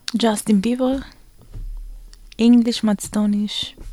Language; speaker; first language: German; non-native, learner; Macedonian